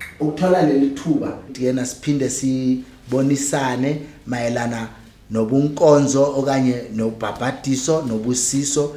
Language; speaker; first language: Zulu; native; Zulu